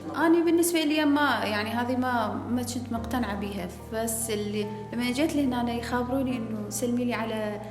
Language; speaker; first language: Arabic; native; Arabic